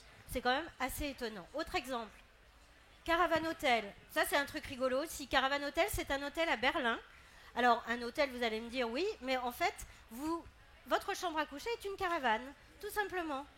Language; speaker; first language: French; native; French